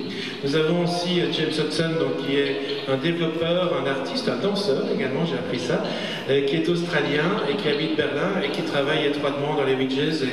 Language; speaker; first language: French; native; French